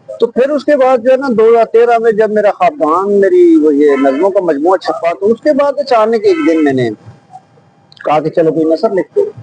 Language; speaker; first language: Urdu; non-native, local second language; Northern Hindko